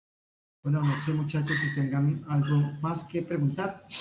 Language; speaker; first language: Spanish; native; Spanish